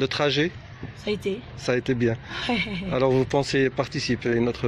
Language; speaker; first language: French; non-native, local second language; Arabic